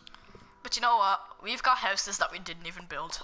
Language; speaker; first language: English; native; English